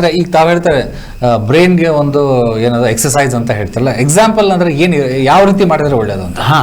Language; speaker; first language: Kannada; native; Kannada